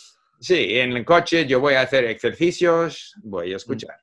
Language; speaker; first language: Spanish; non-native, fluent; English